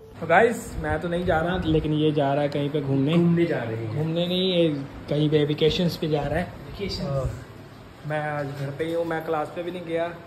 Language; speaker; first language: Hindi; non-native, local second language; Punjabi